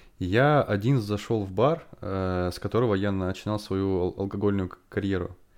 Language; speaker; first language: Russian; native; Russian